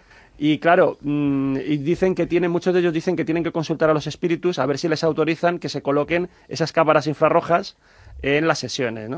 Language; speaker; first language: Spanish; native; Spanish